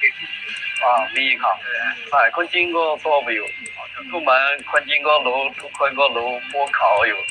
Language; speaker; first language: Thai; non-native, learner; Chinese